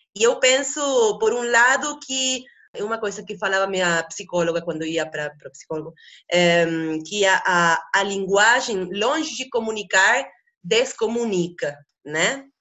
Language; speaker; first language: Portuguese; non-native, fluent; Spanish